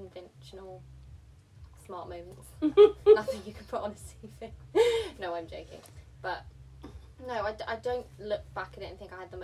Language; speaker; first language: English; early bilingual, other home language; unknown